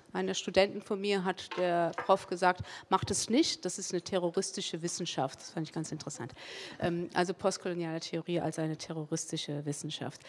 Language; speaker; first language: German; early bilingual, other home language; Spanish